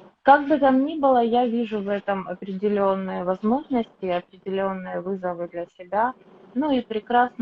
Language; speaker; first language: Russian; native; Russian